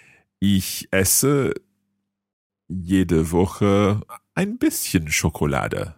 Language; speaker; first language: German; non-native, learner; English